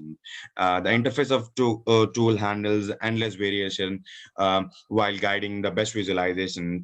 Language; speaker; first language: English; non-native, local second language; Urdu